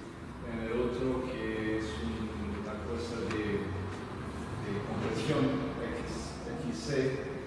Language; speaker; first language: Spanish; non-native, fluent; Portuguese